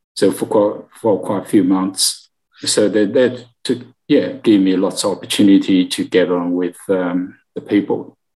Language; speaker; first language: English; non-native, learner; Chinese